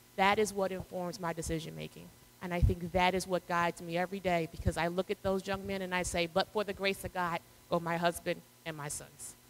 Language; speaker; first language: English; native; English